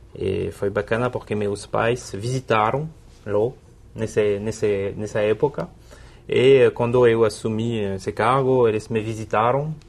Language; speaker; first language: Portuguese; non-native, fluent; French